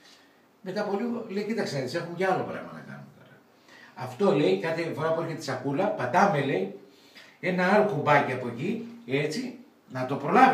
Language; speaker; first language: Greek; native; Greek